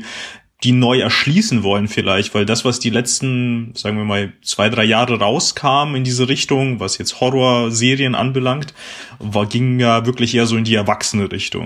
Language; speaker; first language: German; native; German